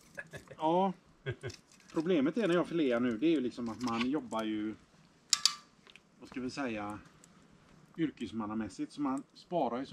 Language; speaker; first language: Swedish; native; Swedish